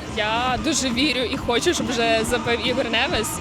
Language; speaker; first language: Ukrainian; native; Ukrainian